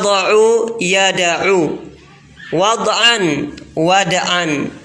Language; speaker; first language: Arabic; non-native, fluent; Indonesian